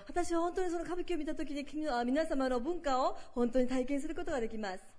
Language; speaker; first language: Japanese; non-native, fluent; Korean